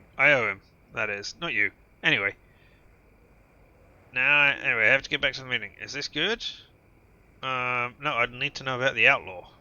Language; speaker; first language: English; native; English